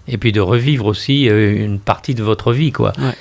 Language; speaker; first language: French; native; French